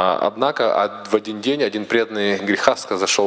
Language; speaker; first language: Russian; native; Russian